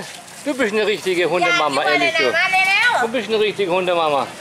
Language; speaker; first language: German; native; German